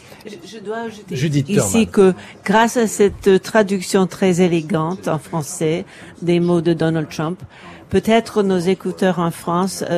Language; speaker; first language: French; non-native, fluent; English